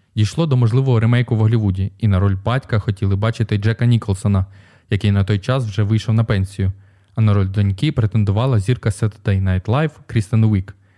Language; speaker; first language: Ukrainian; native; Ukrainian